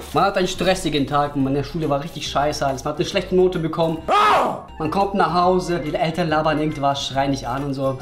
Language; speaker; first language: German; early bilingual, other home language; Russian